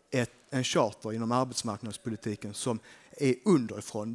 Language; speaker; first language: Swedish; native; Swedish